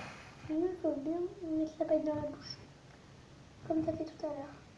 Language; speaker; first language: French; native; French